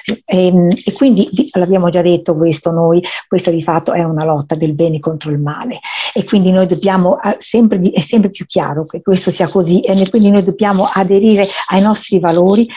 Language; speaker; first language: Italian; native; Italian